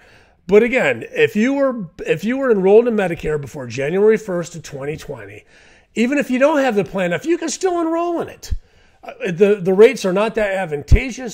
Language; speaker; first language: English; native; English